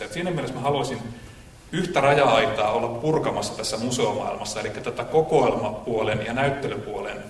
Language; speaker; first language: Finnish; native; Finnish